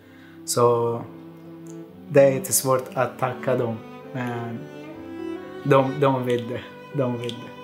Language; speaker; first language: Swedish; non-native, fluent; Arabic